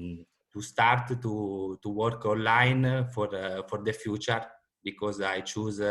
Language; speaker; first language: English; non-native, learner; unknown